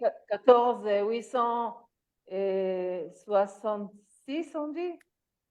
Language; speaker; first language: French; non-native, learner; Hebrew